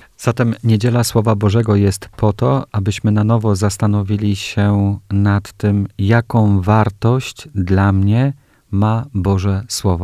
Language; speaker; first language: Polish; native; Polish